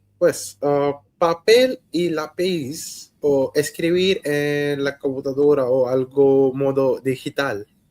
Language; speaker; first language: Spanish; non-native, learner; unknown